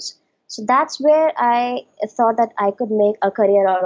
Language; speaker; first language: English; non-native, local second language; Hindi